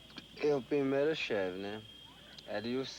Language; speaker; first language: Portuguese; non-native, local second language; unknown